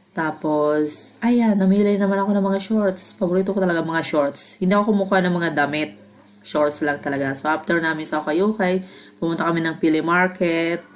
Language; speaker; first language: Filipino; non-native, local second language; Bikol